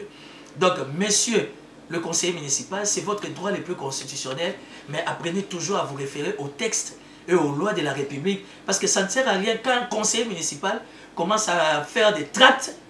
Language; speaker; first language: French; non-native, local second language; Lingala